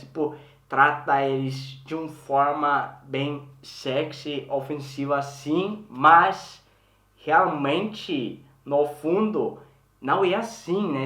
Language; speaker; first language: Portuguese; non-native, learner; Swedish